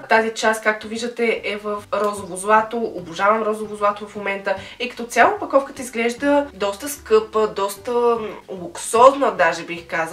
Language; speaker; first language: Bulgarian; native; Bulgarian